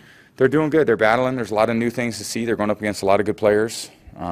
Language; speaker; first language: English; native; English